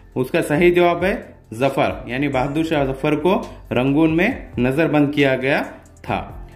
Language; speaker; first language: Urdu; native; Urdu